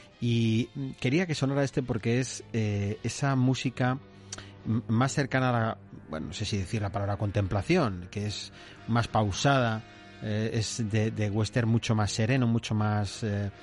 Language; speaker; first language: Spanish; native; Spanish